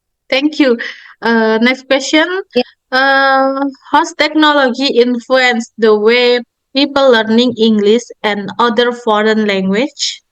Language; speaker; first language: English; non-native, learner; Indonesian